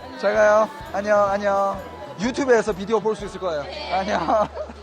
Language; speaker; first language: Korean; non-native, fluent; Chinese